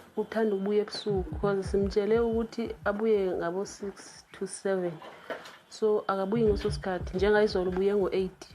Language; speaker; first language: Zulu; non-native, local second language; Xhosa